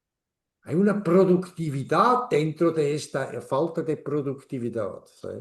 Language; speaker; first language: Spanish; non-native, fluent; German